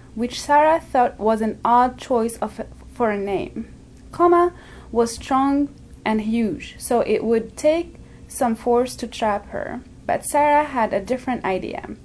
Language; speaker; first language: English; non-native, fluent; Arabic